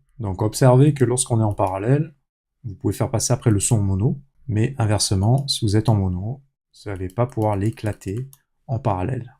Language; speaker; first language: French; native; French